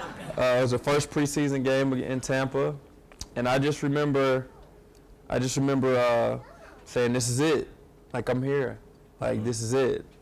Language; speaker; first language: English; native; English